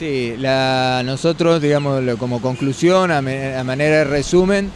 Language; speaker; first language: Spanish; native; Spanish